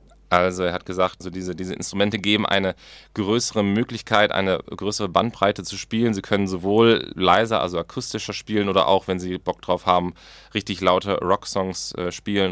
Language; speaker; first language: German; native; German